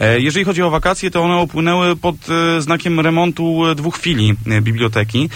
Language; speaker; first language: Polish; native; Polish